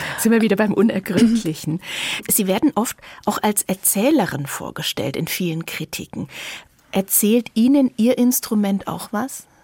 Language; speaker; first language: German; native; German